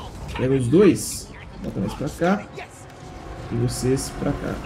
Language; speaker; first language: Portuguese; native; Portuguese